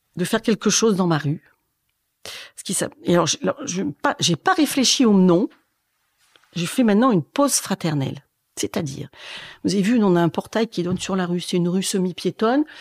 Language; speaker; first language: French; native; French